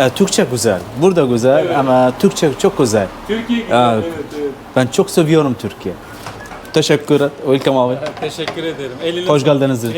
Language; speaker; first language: Turkish; non-native, learner; Arabic